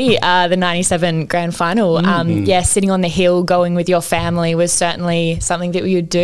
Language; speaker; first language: English; native; English